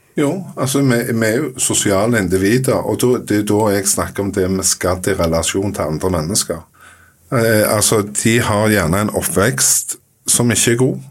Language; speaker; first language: Norwegian; native; Norwegian